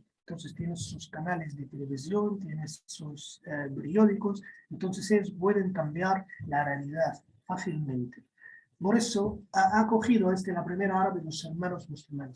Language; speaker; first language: Spanish; non-native, fluent; Arabic